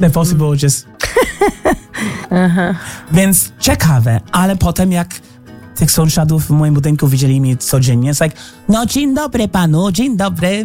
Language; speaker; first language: Polish; non-native, learner; English